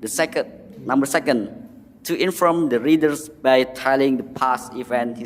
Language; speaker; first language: English; non-native, learner; Indonesian